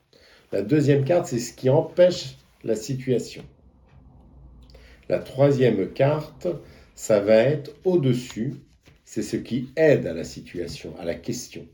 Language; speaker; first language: French; native; French